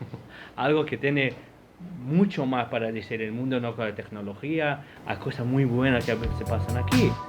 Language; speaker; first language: Spanish; non-native, fluent; Portuguese